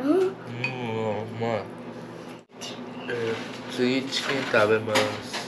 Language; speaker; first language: Japanese; early bilingual, other home language; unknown